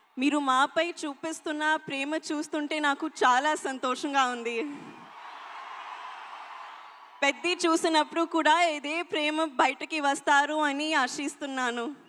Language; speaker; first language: Telugu; non-native, local second language; Hindi